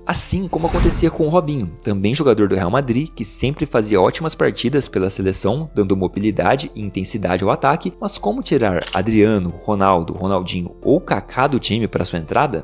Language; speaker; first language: Portuguese; native; Portuguese